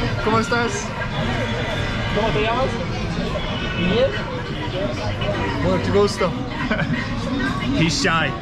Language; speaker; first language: Spanish; non-native, learner; Danish